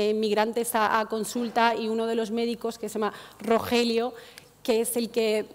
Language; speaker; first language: Spanish; non-native, fluent; Arabic